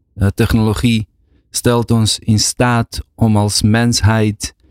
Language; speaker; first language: Dutch; native; Dutch